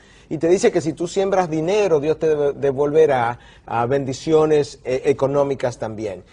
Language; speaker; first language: Spanish; native; Spanish